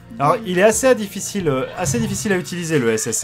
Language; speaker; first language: French; native; French